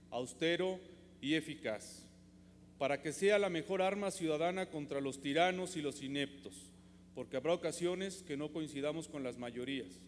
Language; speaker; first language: Spanish; native; Spanish